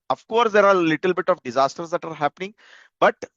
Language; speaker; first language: English; non-native, local second language; Kannada